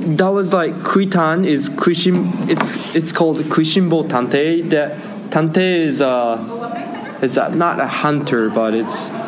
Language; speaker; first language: English; non-native, learner; Japanese